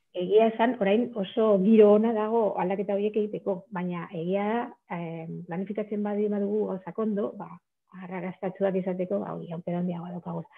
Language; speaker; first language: Basque; non-native, local second language; Spanish